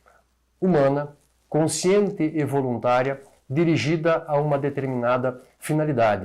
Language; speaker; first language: Portuguese; native; Portuguese